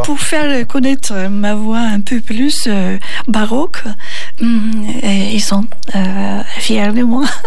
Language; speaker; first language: French; non-native, learner; Turkish